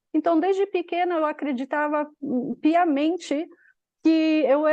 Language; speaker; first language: Portuguese; non-native, fluent; Albanian